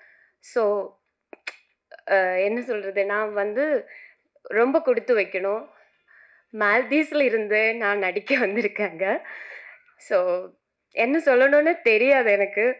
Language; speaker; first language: Tamil; non-native, fluent; Divehi